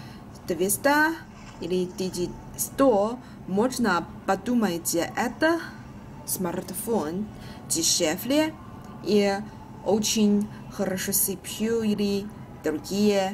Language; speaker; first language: Russian; non-native, learner; Chinese